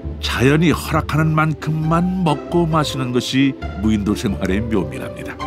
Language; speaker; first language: Korean; native; Korean